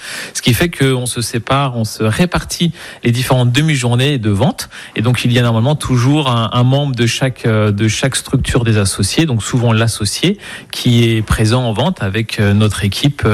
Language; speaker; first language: French; native; French